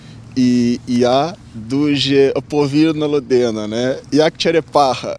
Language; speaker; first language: Ukrainian; non-native, learner; Portuguese